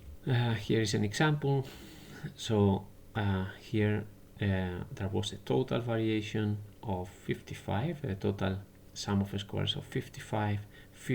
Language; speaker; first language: English; non-native, fluent; Spanish